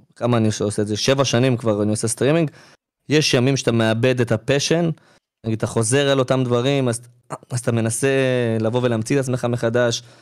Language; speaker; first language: Hebrew; native; Hebrew